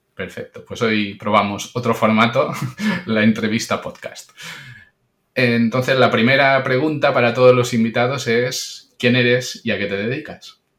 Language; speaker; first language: Spanish; non-native, local second language; Catalan